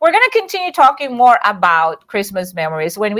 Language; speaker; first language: English; non-native, local second language; Iloko